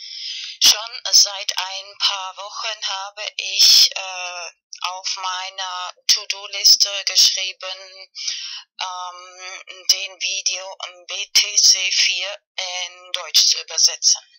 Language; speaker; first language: German; non-native, learner; Spanish